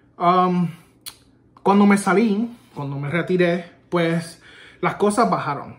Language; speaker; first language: Spanish; native; Spanish